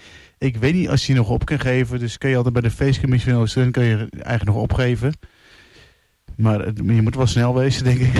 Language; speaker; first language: Dutch; native; Dutch